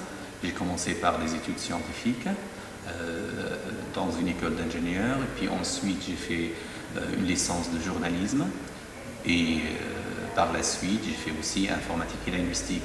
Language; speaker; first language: French; non-native, fluent; Arabic